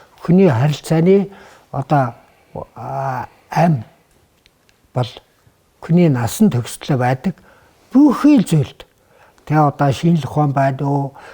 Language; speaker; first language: Mongolian; native; Mongolian